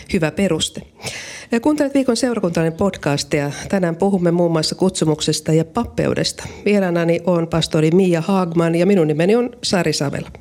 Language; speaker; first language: Finnish; native; Finnish